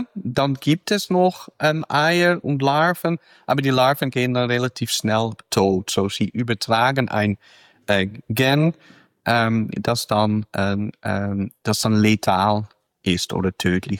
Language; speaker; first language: German; non-native, fluent; Dutch